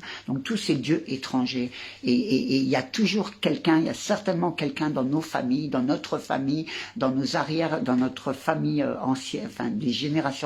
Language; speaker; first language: French; native; French